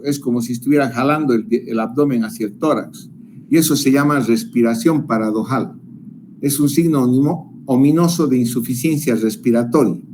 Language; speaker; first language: Spanish; native; Spanish